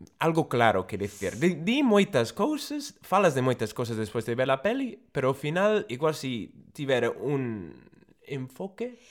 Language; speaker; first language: Galician; non-native, fluent; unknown